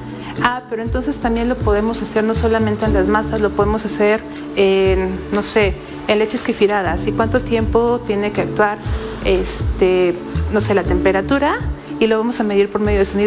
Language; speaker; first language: Spanish; native; Spanish